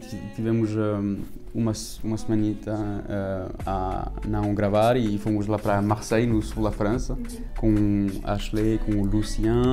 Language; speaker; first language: Portuguese; early bilingual, heritage; French